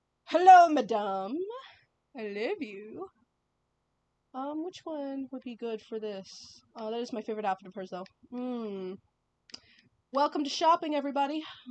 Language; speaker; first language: English; native; English